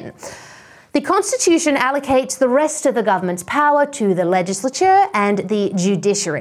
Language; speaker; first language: English; native; English